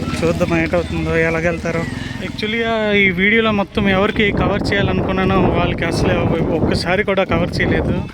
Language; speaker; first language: Telugu; non-native, local second language; Odia